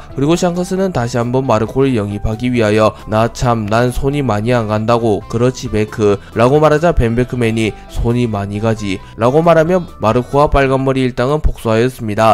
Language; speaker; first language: Korean; native; Korean